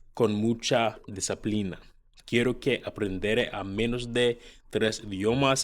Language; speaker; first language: Spanish; non-native, learner; English